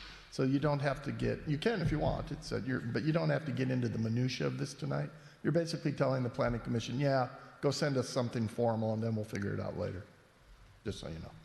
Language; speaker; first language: English; native; English